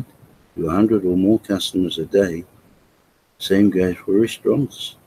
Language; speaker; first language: English; native; English